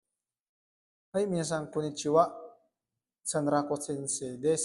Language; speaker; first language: Japanese; non-native, fluent; Filipino